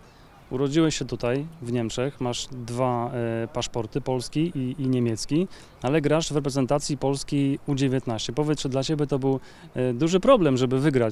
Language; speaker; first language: Polish; native; Polish